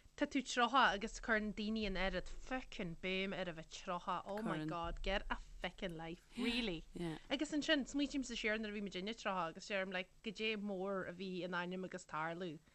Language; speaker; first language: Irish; native; Irish